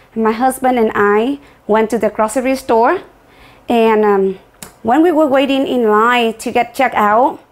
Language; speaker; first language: English; non-native, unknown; Vietnamese